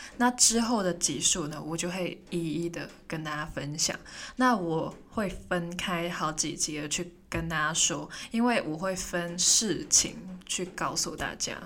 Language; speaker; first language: Chinese; non-native, local second language; Cantonese